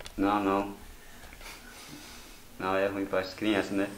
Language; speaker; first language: Portuguese; non-native, local second language; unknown